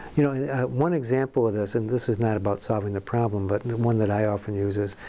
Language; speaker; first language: English; native; English